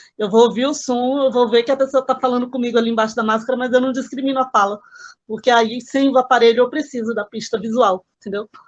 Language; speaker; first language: Portuguese; native; Portuguese